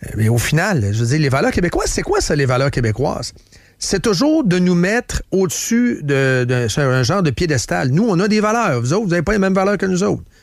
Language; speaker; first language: French; native; French